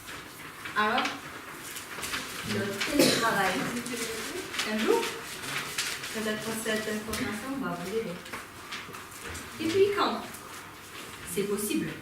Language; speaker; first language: French; non-native, fluent; Ukrainian